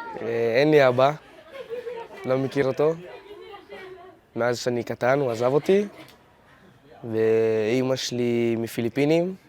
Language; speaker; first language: Hebrew; early bilingual, other home language; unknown